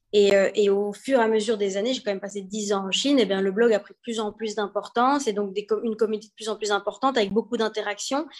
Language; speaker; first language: French; native; French